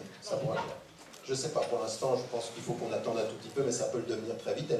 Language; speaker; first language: French; native; French